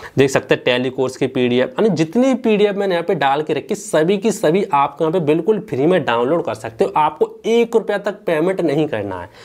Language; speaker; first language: Hindi; native; Hindi